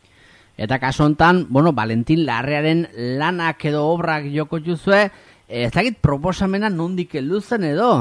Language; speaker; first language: Basque; native; Basque